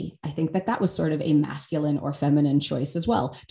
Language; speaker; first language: English; native; English